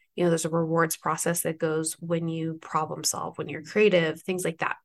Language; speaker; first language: English; native; English